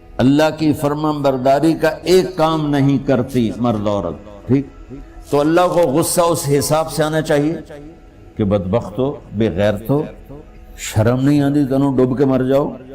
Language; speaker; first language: Urdu; non-native, local second language; Punjabi